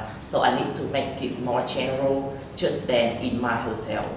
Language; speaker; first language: English; non-native, learner; Vietnamese